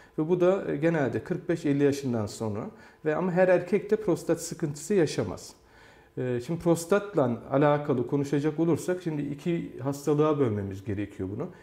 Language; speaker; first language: Turkish; early bilingual, heritage; Turkish